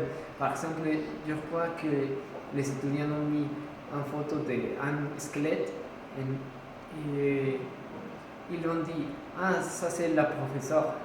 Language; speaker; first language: French; non-native, learner; Spanish